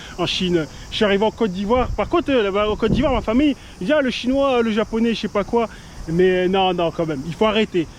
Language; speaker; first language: French; native; French